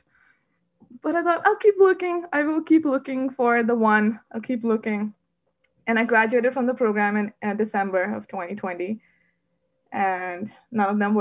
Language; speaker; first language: English; non-native, local second language; Hindi